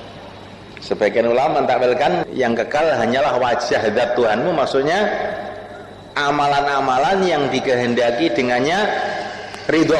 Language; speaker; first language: Indonesian; native; Indonesian